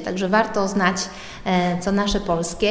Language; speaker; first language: Polish; native; Polish